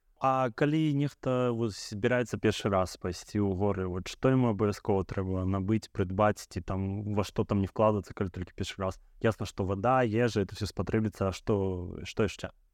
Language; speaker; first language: Belarusian; non-native, local second language; Russian